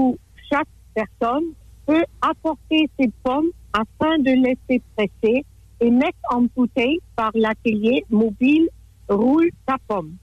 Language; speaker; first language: French; non-native, fluent; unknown